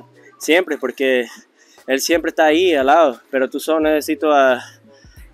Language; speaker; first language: Spanish; early bilingual, heritage; Spanish